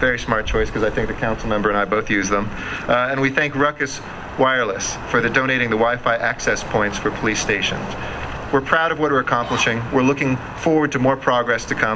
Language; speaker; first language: English; native; English